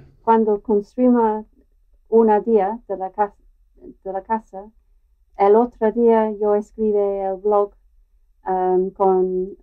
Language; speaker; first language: Spanish; non-native, learner; English